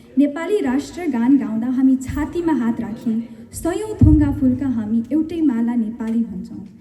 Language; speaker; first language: Nepali; early bilingual, heritage; Nepali